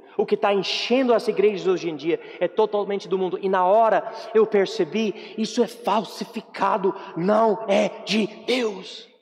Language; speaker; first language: Portuguese; non-native, fluent; English